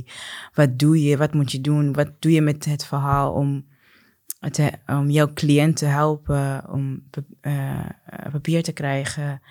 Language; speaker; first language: Dutch; non-native, learner; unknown